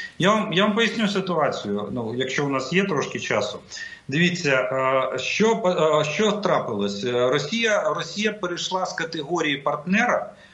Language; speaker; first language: Ukrainian; non-native, local second language; Russian